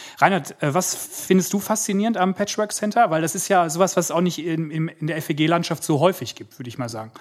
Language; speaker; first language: German; native; German